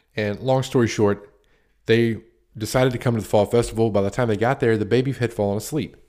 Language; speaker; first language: English; native; English